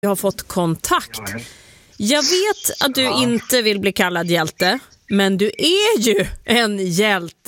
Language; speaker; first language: Swedish; native; Swedish